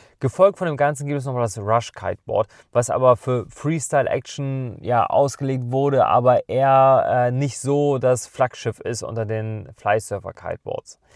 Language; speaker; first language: German; native; German